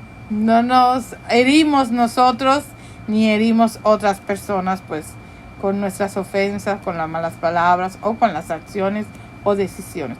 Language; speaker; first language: Spanish; early bilingual, heritage; Spanish